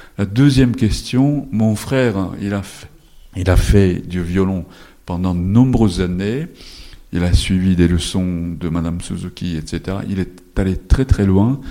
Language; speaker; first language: French; non-native, fluent; Japanese